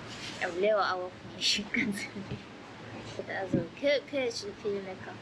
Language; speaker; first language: German; non-native, learner; Japanese